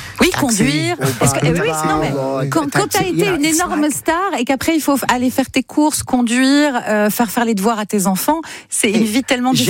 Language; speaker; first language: French; native; French